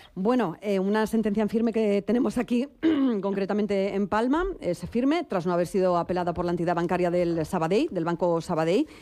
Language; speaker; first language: Spanish; non-native, local second language; Catalan